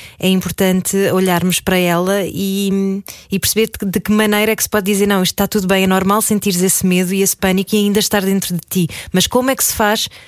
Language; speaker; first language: Portuguese; native; Portuguese